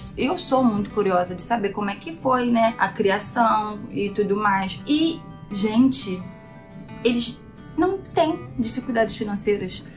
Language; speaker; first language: Portuguese; native; Portuguese